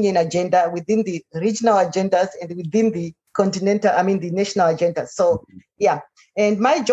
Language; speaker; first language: English; non-native, local second language; Shona